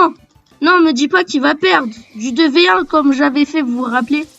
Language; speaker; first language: French; native; French